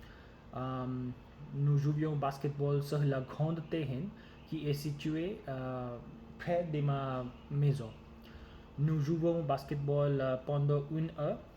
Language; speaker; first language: French; non-native, learner; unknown